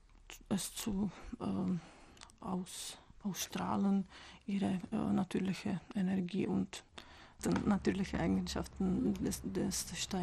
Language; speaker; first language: German; non-native, fluent; Czech